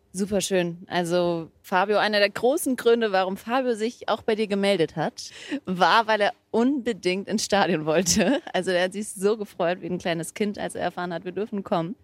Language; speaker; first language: German; early bilingual, other home language; Portuguese